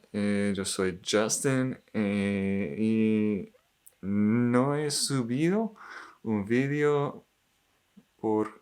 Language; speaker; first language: Spanish; non-native, learner; English